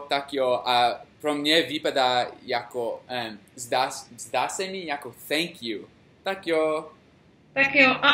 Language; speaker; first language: Czech; non-native, learner; English